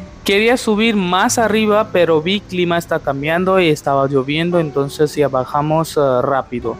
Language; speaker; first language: Spanish; non-native, learner; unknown